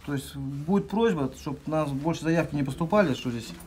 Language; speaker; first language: Russian; native; Russian